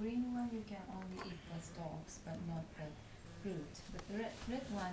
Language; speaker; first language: English; non-native, fluent; Japanese